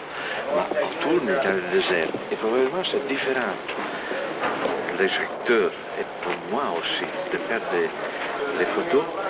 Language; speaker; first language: French; non-native, fluent; Italian